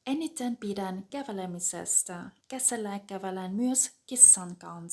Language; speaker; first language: Finnish; non-native, fluent; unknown